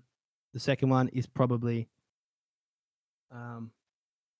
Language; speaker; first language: English; native; English